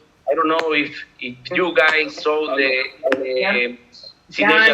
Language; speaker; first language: English; non-native, learner; Spanish